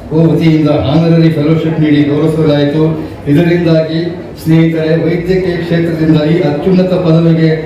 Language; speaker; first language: Kannada; native; Kannada